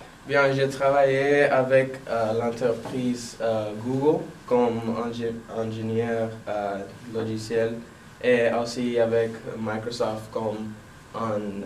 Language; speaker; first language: French; non-native, learner; English